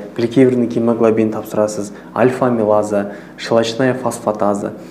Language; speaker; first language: Russian; non-native, local second language; Kazakh